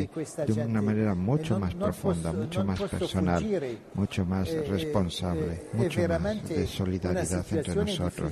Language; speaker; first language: Spanish; non-native, fluent; Arabic